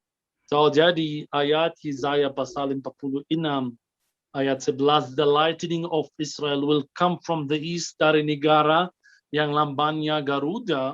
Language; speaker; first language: Indonesian; non-native, fluent; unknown